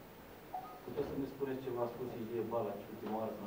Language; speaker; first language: Romanian; native; Romanian